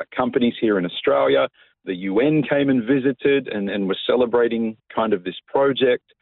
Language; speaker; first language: English; native; English